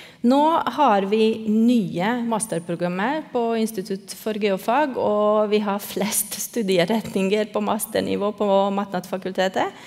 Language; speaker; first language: Norwegian; non-native, fluent; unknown